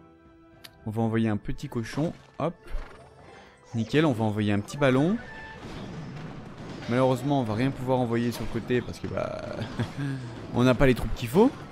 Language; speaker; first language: French; native; French